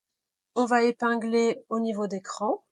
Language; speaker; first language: French; native; French